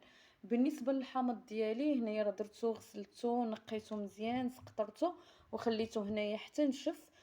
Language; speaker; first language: Arabic; native; Arabic